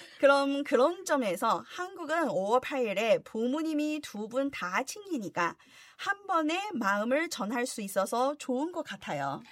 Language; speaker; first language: Korean; non-native, fluent; Chinese